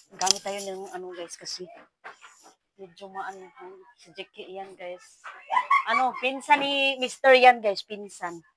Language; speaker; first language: Filipino; non-native, local second language; Cebuano